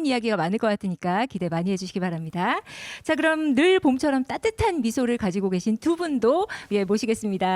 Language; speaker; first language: Korean; native; Korean